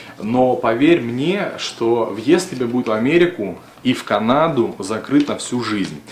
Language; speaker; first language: Russian; native; Russian